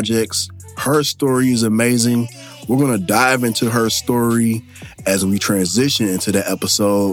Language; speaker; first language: English; native; English